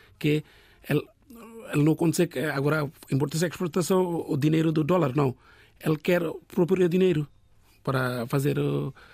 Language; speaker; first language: Portuguese; non-native, learner; Bangla